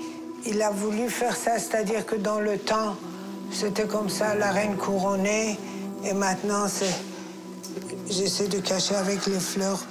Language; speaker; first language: French; non-native, fluent; Persian